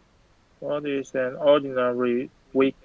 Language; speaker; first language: English; non-native, learner; Chinese